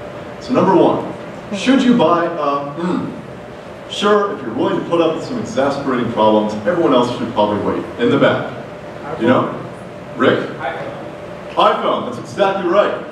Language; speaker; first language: English; native; English